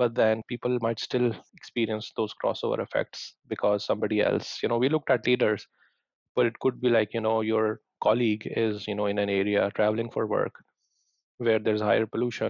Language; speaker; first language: English; non-native, local second language; Punjabi